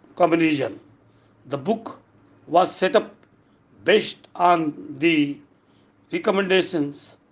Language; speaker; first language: English; non-native, local second language; Hindi